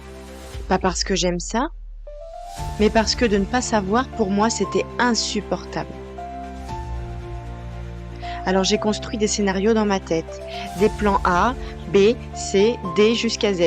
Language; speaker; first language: French; native; French